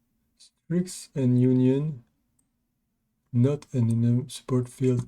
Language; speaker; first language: English; non-native, local second language; French